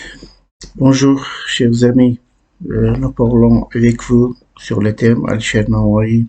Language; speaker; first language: French; non-native, learner; Uzbek